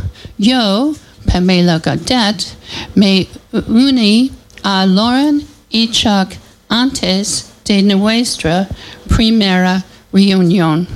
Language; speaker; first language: Spanish; non-native, learner; English